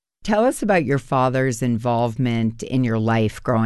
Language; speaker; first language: English; native; English